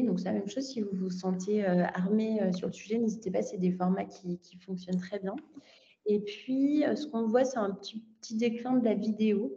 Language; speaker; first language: French; native; French